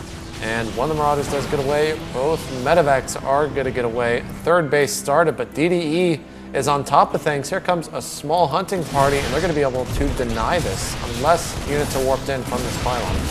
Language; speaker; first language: English; native; English